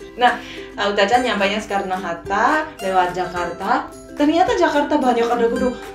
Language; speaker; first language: Indonesian; non-native, fluent; Japanese